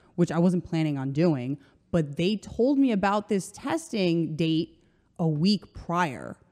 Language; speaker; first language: English; early bilingual, other home language; Slovenian